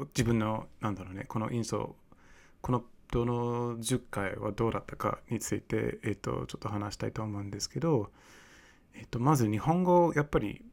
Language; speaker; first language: Japanese; non-native, fluent; English